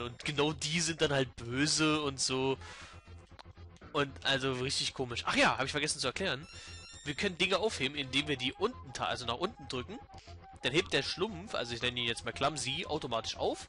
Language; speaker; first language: German; native; German